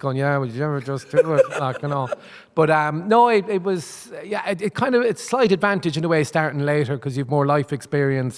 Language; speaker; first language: English; native; English